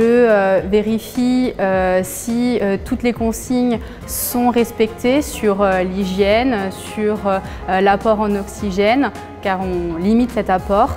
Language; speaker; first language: French; native; French